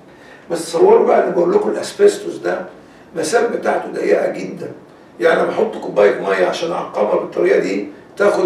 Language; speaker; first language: Arabic; native; Arabic